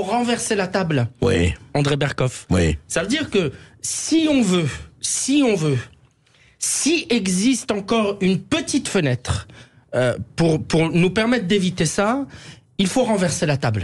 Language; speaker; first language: French; native; French